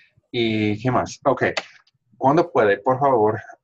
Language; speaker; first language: Spanish; non-native, learner; English